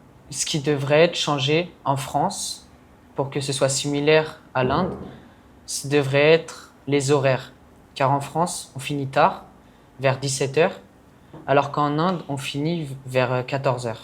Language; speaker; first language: French; native; French